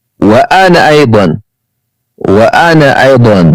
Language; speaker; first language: Arabic; non-native, fluent; Amharic